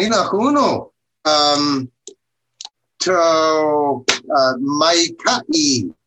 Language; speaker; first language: Irish; non-native, learner; English